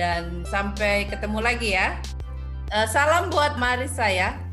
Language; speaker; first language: Indonesian; early bilingual, heritage; Indonesian